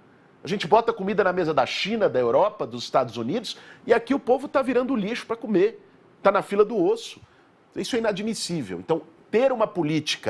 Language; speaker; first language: Portuguese; native; Portuguese